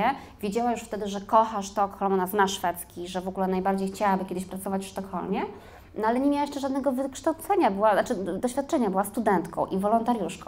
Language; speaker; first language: Polish; native; Polish